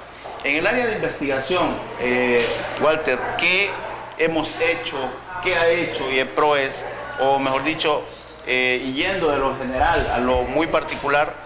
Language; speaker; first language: Spanish; native; Spanish